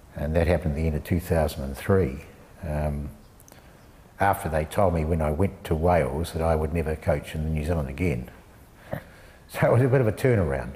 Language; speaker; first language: English; native; English